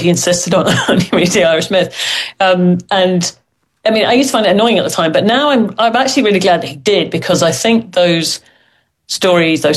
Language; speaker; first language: English; native; English